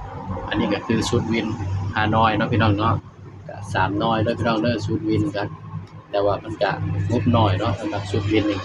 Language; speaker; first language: Thai; non-native, local second language; Lao